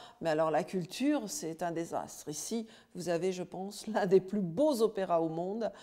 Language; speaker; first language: French; native; French